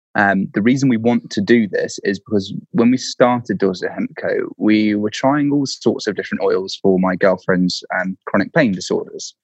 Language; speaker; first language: English; native; English